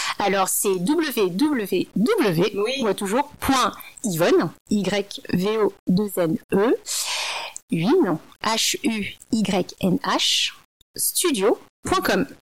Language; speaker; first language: French; early bilingual, other home language; Min Nan Chinese